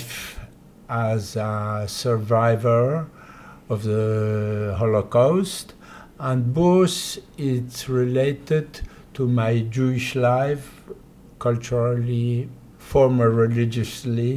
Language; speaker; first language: English; non-native, fluent; Polish